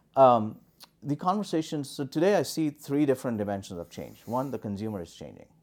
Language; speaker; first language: English; non-native, local second language; Hindi